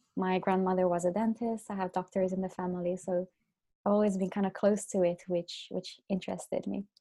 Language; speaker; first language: English; non-native, fluent; Finnish